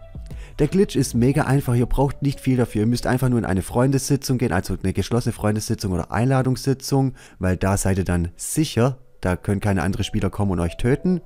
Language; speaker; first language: German; native; German